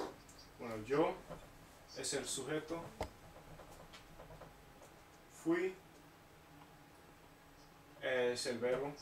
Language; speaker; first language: Spanish; non-native, fluent; English